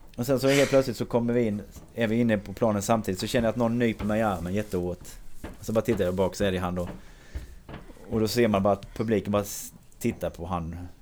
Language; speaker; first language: Swedish; native; Swedish